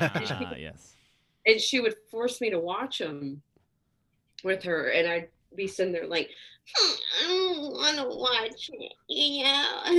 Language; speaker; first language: English; native; English